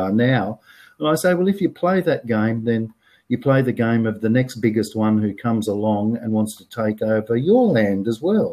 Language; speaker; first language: English; native; English